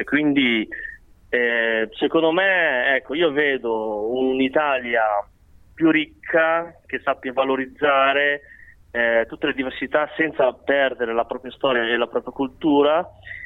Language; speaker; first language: Italian; early bilingual, other home language; Chinese